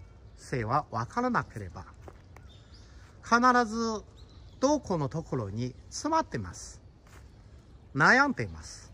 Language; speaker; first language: Japanese; non-native, fluent; Chinese